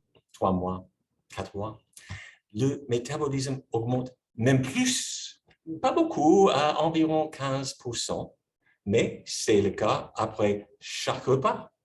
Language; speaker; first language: French; non-native, fluent; English